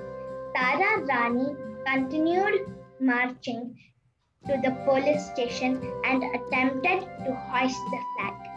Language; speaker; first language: English; non-native, local second language; Kannada